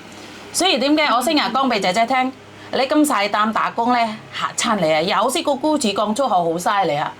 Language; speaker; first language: Cantonese; non-native, fluent; Javanese